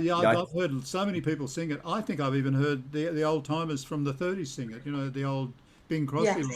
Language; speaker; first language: English; native; English